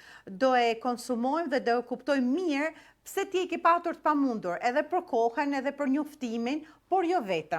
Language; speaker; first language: Albanian; native; Albanian